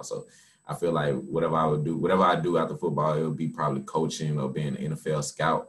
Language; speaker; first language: English; native; English